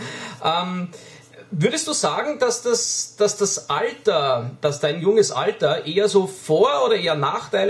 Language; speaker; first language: German; native; German